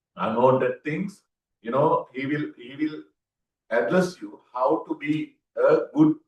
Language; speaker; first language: English; non-native, local second language; Sinhala